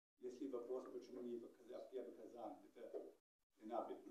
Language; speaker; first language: Russian; non-native, learner; German